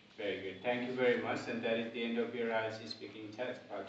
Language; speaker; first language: English; non-native, local second language; Bangla